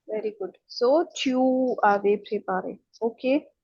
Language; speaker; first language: French; non-native, fluent; Hindi